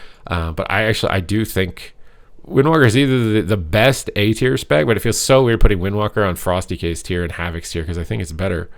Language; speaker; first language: English; native; English